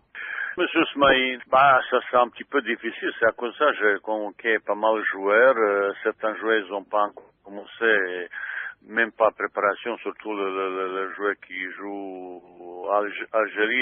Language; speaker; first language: French; non-native, fluent; Bosnian